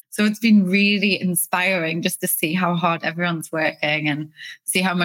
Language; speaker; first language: English; native; English